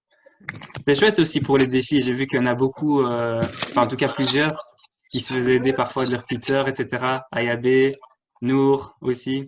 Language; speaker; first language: French; native; French